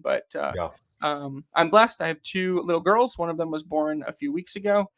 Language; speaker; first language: English; native; English